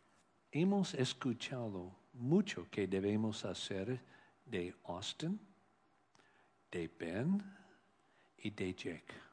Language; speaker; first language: Spanish; non-native, learner; English